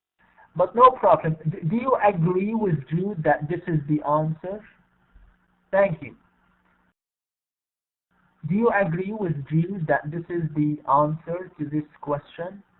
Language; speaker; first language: English; non-native, fluent; Arabic